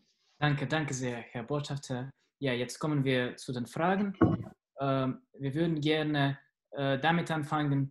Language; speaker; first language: German; non-native, fluent; Russian